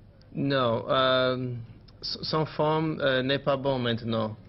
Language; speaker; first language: French; non-native, learner; English